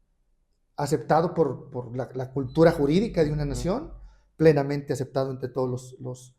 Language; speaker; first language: Spanish; native; Spanish